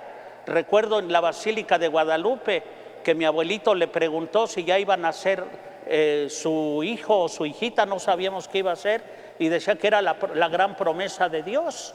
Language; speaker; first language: Spanish; native; Spanish